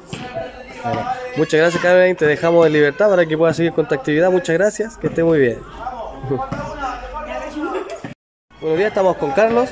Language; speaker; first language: Spanish; native; Spanish